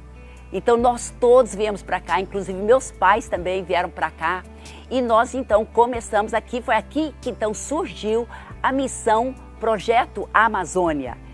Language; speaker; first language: Portuguese; early bilingual, other home language; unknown